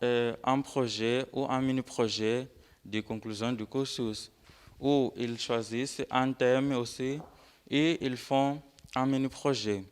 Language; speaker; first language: French; non-native, fluent; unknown